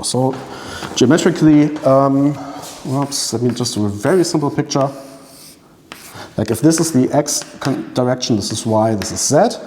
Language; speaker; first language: English; non-native, fluent; German